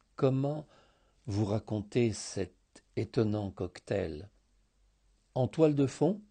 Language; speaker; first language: French; early bilingual, heritage; Greek